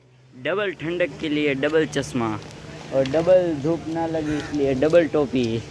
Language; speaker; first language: Hindi; non-native, local second language; Gujarati